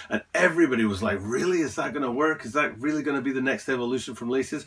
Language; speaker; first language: English; native; English